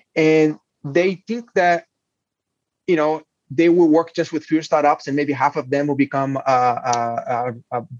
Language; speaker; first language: English; non-native, fluent; Portuguese